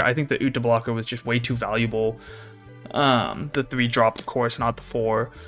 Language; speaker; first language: English; native; English